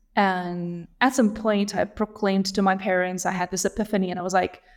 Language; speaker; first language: English; non-native, fluent; Lithuanian